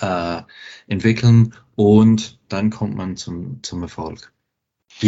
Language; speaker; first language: German; non-native, fluent; English